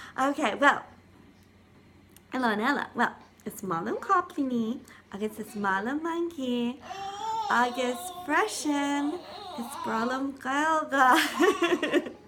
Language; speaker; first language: Irish; non-native, learner; English